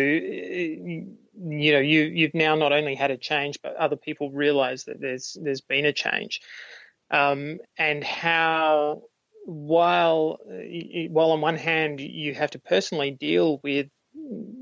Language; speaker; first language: English; native; English